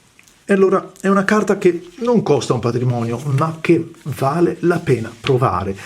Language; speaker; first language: Italian; native; Italian